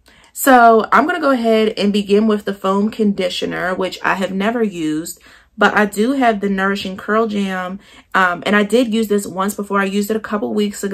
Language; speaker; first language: English; native; English